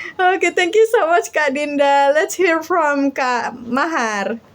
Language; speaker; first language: English; non-native, learner; Indonesian